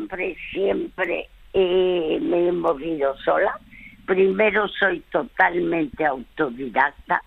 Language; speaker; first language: Spanish; native; Spanish